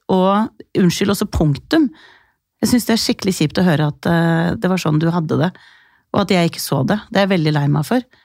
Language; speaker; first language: Norwegian; early bilingual, other home language; Icelandic